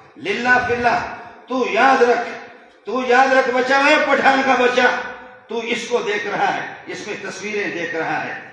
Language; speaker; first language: Urdu; non-native, local second language; Brahui